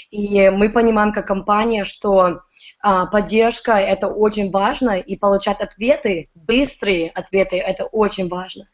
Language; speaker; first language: Russian; early bilingual, heritage; Russian